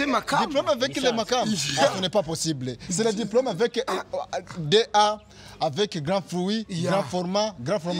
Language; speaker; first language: French; non-native, local second language; Rundi